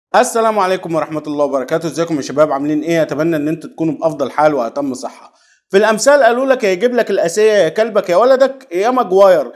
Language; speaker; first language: Arabic; native; Arabic